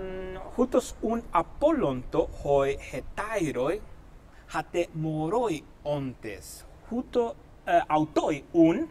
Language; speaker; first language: Greek; non-native, fluent; Spanish